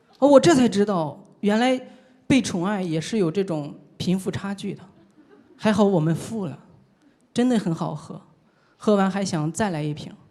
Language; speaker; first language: Chinese; native; Chinese